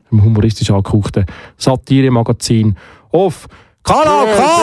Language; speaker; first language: German; native; German